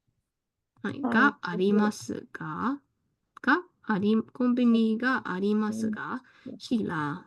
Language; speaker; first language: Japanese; non-native, fluent; Burmese